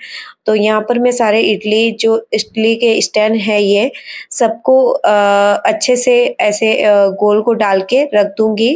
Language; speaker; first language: Hindi; native; Hindi